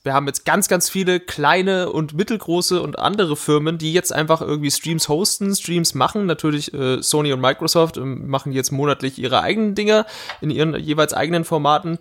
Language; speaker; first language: German; native; German